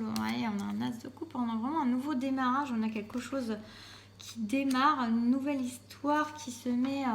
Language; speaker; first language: French; native; French